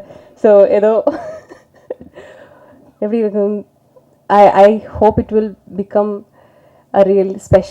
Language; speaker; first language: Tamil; non-native, learner; Malayalam